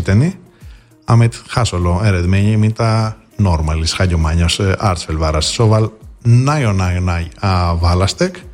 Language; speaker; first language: Hungarian; non-native, fluent; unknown